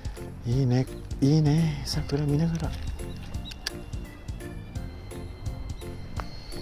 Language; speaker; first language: Japanese; native; Japanese